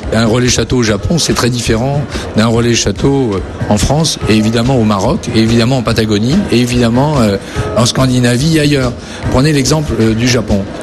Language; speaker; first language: French; native; French